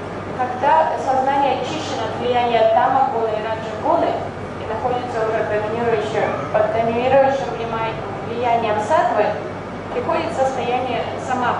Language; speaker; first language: Russian; native; Russian